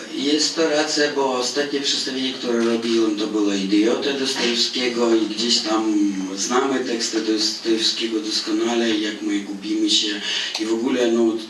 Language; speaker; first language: Polish; non-native, fluent; Russian